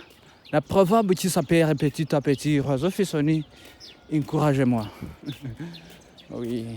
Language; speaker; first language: French; non-native, learner; Kinyarwanda